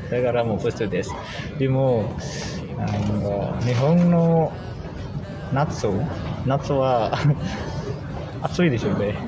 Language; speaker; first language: Japanese; non-native, learner; Indonesian